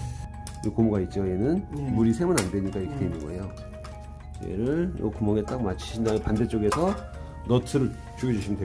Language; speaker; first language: Korean; native; Korean